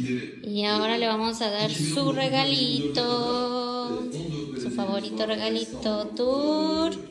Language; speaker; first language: Spanish; native; Spanish